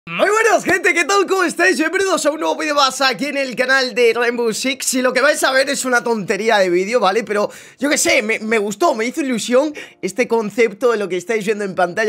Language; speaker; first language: Spanish; native; Spanish